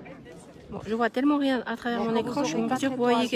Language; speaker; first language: French; native; French